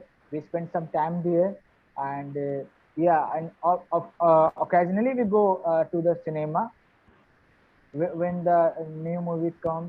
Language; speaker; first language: English; non-native, learner; Hindi